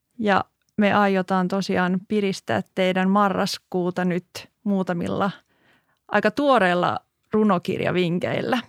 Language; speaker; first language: Finnish; native; Finnish